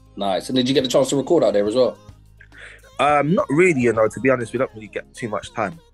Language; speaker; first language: English; native; English